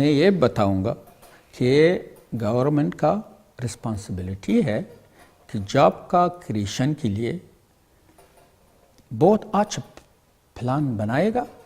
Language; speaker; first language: Hindi; non-native, fluent; Pashto